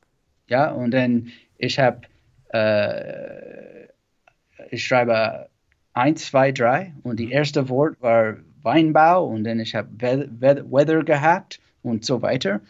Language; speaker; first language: German; non-native, learner; English